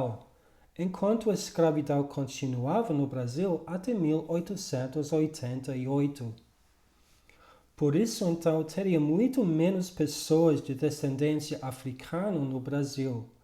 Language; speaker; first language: Portuguese; non-native, fluent; English